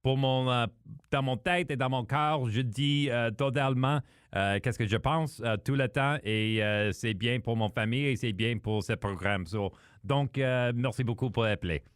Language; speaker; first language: French; non-native, learner; English